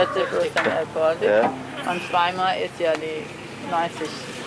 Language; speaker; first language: German; non-native, learner; Burmese